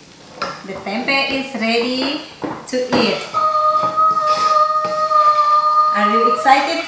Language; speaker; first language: English; non-native, learner; Indonesian